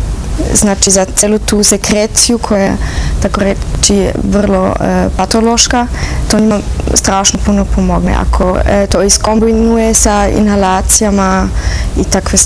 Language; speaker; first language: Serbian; early bilingual, heritage; Serbian